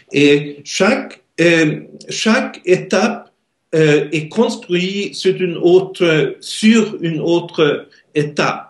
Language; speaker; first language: French; non-native, learner; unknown